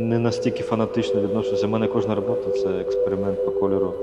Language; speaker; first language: Ukrainian; native; Ukrainian